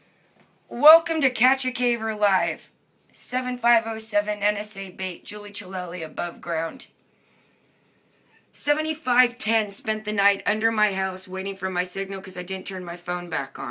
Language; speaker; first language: English; native; English